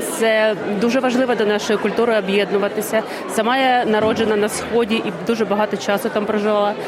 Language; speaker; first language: Ukrainian; non-native, local second language; Russian